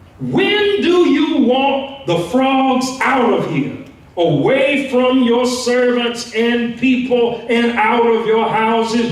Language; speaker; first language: English; native; English